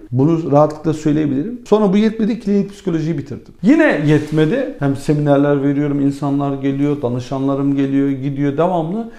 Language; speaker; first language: Turkish; early bilingual, heritage; Turkish